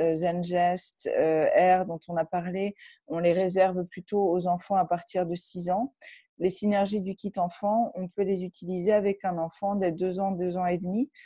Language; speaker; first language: French; native; French